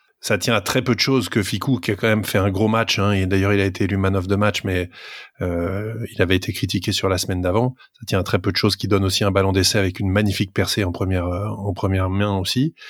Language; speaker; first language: French; native; French